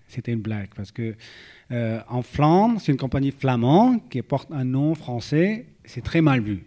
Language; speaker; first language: French; non-native, fluent; Vietnamese